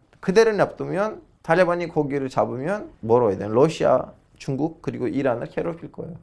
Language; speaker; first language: Korean; non-native, fluent; Turkish